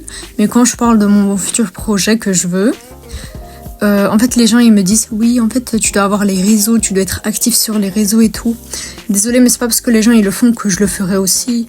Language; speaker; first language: French; native; French